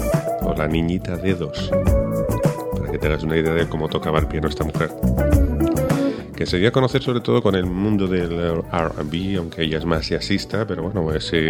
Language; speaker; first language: Spanish; native; Spanish